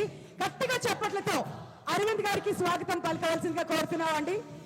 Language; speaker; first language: Telugu; native; Telugu